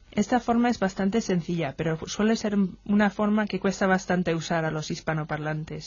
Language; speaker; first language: Spanish; non-native, fluent; English